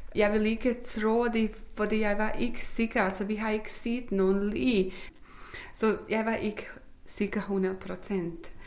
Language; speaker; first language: Danish; non-native, fluent; Bosnian